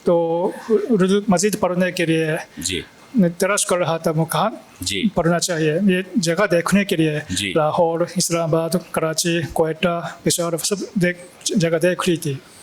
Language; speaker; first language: Hindi; non-native, fluent; Japanese